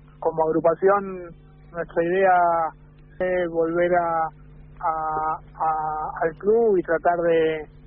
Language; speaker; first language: Spanish; native; Spanish